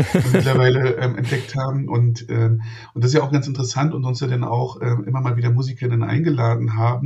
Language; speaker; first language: German; native; German